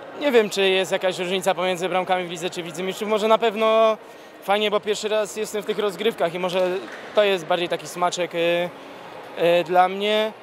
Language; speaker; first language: Polish; native; Polish